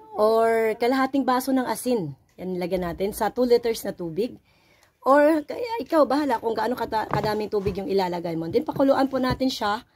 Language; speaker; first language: Filipino; non-native, local second language; Cebuano